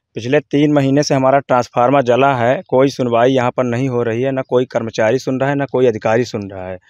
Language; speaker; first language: Hindi; native; Hindi